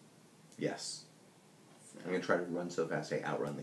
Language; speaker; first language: English; native; English